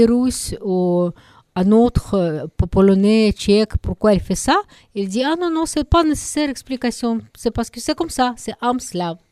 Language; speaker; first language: French; non-native, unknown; Russian